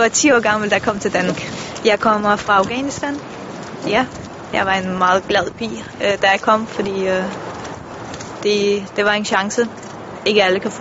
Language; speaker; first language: Danish; early bilingual, other home language; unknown